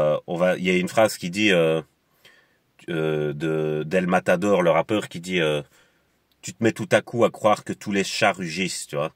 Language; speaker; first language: French; native; French